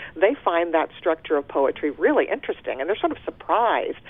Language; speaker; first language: English; early bilingual, other home language; German